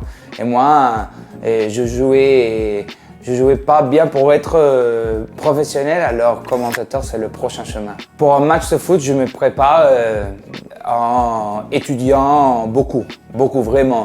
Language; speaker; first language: French; non-native, fluent; Spanish